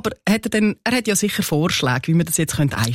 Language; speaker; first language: German; native; German